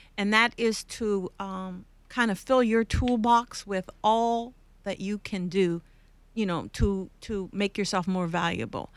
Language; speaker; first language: English; native; English